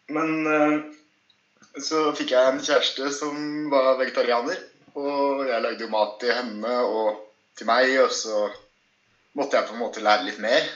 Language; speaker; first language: Norwegian; native; Norwegian